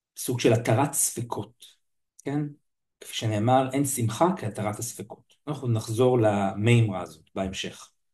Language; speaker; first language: Hebrew; native; Hebrew